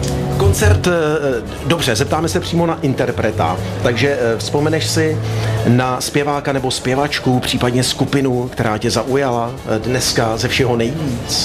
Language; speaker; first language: Czech; native; Czech